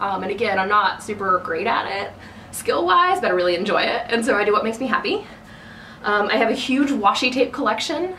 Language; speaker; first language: English; native; English